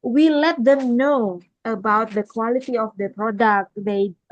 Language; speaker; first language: English; non-native, fluent; Indonesian